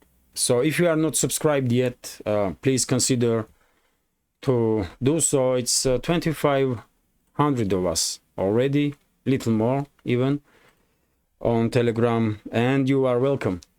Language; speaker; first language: English; non-native, fluent; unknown